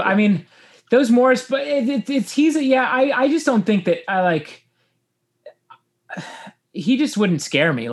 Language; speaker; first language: English; native; English